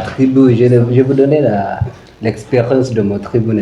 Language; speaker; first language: French; non-native, learner; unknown